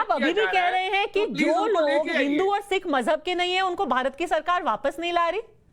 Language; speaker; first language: Hindi; native; Hindi